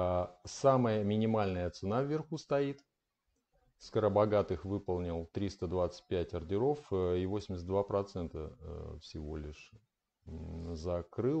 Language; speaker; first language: Russian; native; Russian